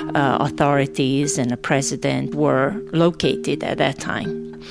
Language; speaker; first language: English; non-native, fluent; Serbian